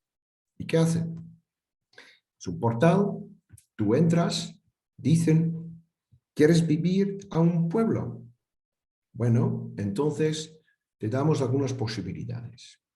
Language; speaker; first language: Spanish; non-native, fluent; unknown